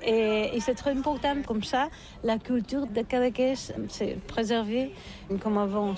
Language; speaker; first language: French; non-native, learner; Catalan